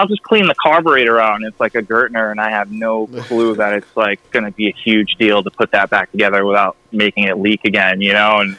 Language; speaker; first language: English; native; English